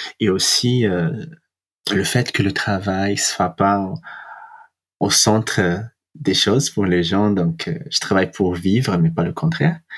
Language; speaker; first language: French; non-native, fluent; Portuguese